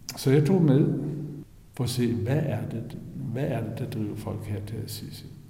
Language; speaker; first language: Danish; native; Danish